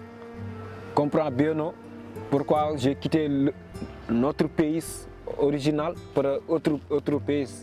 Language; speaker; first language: French; non-native, local second language; Wolof